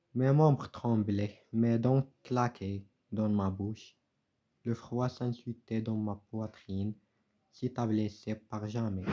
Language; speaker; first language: French; non-native, local second language; Arabic